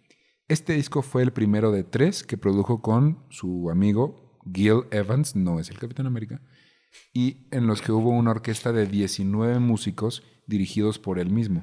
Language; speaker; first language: Spanish; native; Spanish